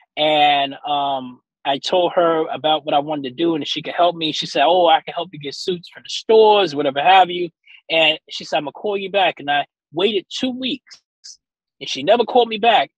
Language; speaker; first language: English; native; English